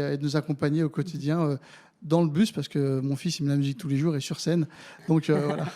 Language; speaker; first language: French; native; French